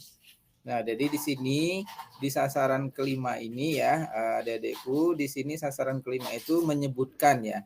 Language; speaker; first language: Indonesian; native; Indonesian